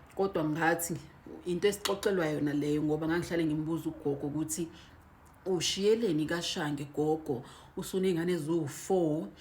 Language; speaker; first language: Zulu; native; Zulu